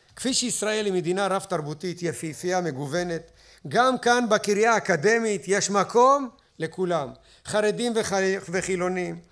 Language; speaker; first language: Hebrew; native; Hebrew